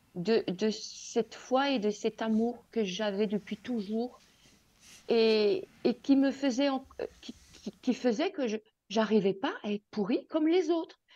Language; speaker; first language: French; native; French